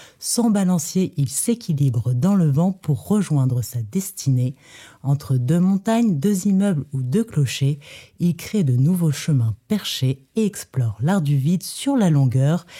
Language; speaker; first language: French; native; French